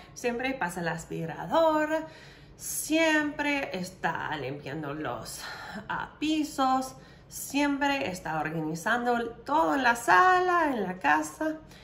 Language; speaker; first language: Spanish; non-native, fluent; English